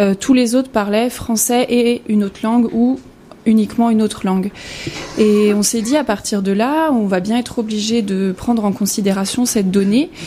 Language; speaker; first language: French; native; French